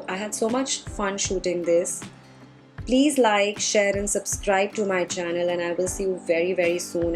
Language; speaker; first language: English; non-native, local second language; Hindi